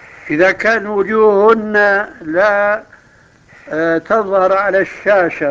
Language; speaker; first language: Arabic; native; Arabic